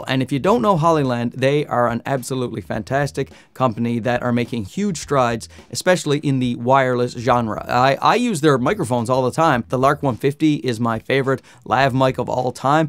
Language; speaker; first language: English; native; English